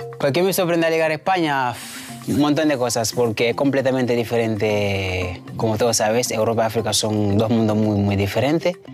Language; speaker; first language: Spanish; non-native, fluent; Mandingo